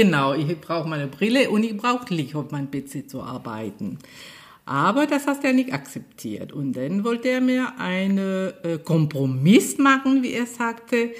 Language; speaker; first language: German; non-native, fluent; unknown